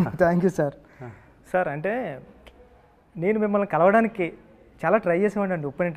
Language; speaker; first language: Telugu; native; Telugu